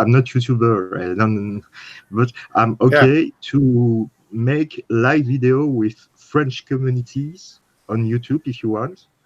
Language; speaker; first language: English; non-native, learner; French